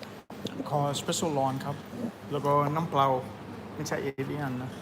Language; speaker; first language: Thai; non-native, learner; English